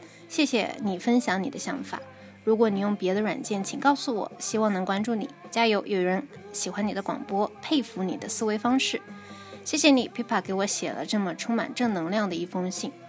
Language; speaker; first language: Chinese; native; Chinese